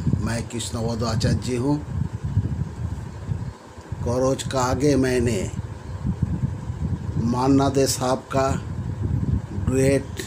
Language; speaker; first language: Hindi; non-native, local second language; Bangla